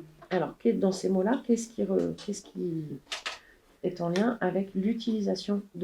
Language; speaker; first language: French; native; French